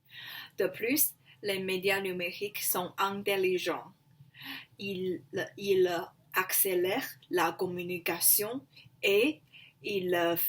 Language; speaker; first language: French; non-native, learner; Chinese